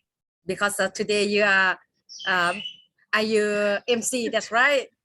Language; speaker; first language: English; non-native, learner; Thai